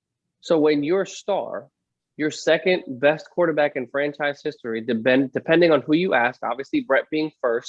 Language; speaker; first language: English; native; English